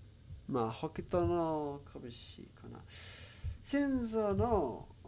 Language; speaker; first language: Japanese; non-native, learner; English